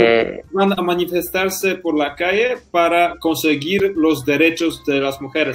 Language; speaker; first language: Spanish; non-native, learner; Polish